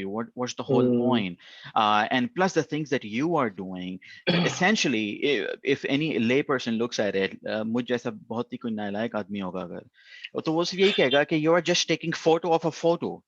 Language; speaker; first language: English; non-native, local second language; Hindi